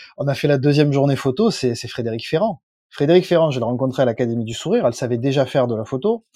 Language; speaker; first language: French; native; French